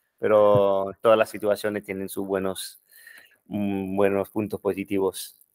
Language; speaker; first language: Spanish; non-native, fluent; French